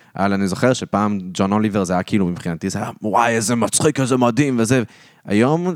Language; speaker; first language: Hebrew; native; Hebrew